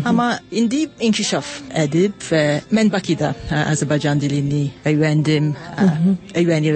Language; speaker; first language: Azerbaijani; non-native, learner; English